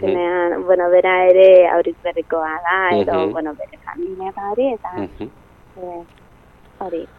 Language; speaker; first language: Basque; non-native, local second language; Spanish